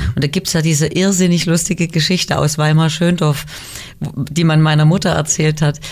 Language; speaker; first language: German; native; German